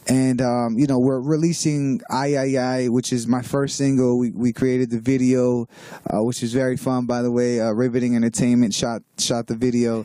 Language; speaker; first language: English; native; English